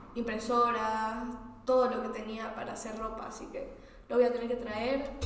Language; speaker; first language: Spanish; native; Spanish